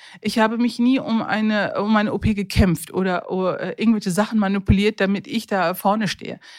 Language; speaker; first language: German; early bilingual, other home language; Turkish